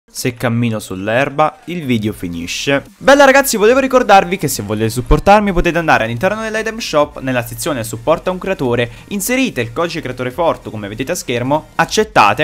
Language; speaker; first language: Italian; native; Italian